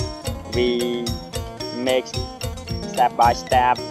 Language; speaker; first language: English; non-native, learner; Khmer